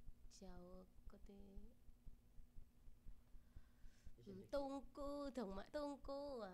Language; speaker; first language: Cantonese; non-native, learner; Indonesian